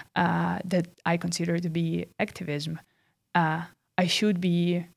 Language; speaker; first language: English; non-native, fluent; Russian